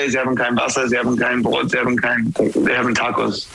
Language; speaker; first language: German; non-native, fluent; English